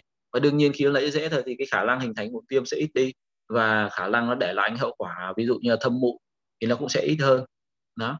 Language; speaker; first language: Vietnamese; native; Vietnamese